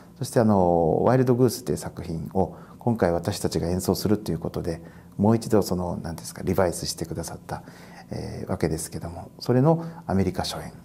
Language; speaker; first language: Japanese; native; Japanese